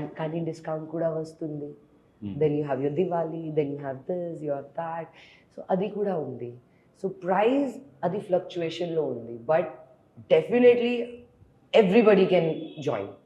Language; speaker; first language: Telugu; non-native, local second language; Hindi